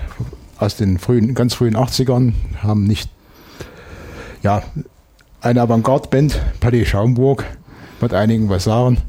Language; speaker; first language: German; native; German